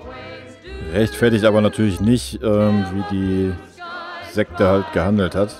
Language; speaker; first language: German; native; German